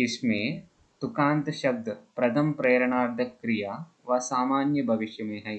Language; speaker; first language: Hindi; non-native, local second language; Telugu